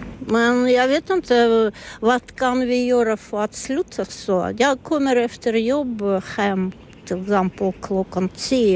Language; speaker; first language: Swedish; non-native, learner; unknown